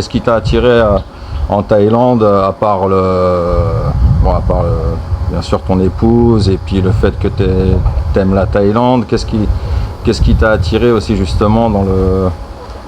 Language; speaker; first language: French; native; French